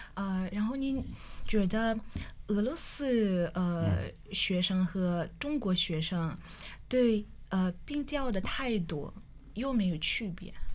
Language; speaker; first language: Chinese; non-native, fluent; Russian